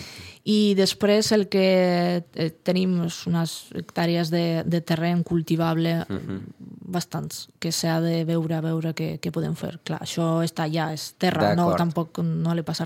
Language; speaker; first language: Catalan; non-native, fluent; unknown